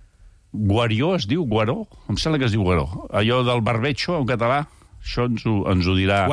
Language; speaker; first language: Catalan; native; Catalan